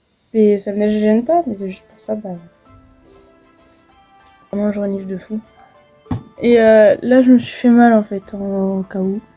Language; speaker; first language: French; native; French